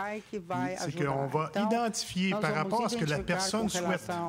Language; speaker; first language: French; native; French